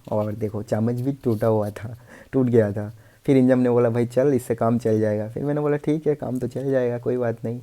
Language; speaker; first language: Hindi; non-native, local second language; Bangla